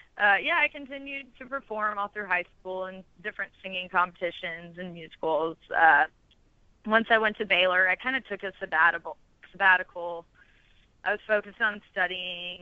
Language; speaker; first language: English; native; English